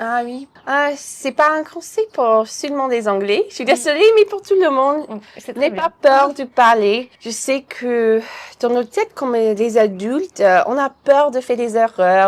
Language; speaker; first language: French; non-native, fluent; English